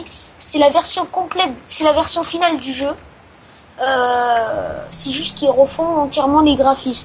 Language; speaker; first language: French; native; French